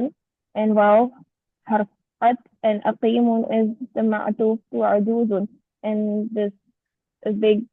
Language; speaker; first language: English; non-native, learner; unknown